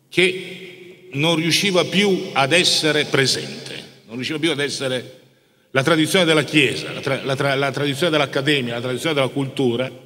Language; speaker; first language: Italian; native; Italian